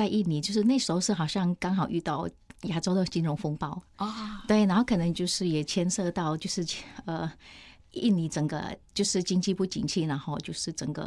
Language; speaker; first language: Chinese; non-native, fluent; Hakka Chinese